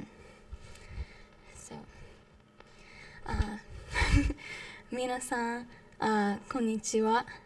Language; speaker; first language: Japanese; non-native, learner; English